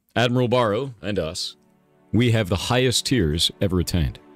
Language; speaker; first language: English; native; English